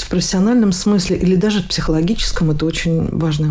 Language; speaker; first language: Russian; native; Russian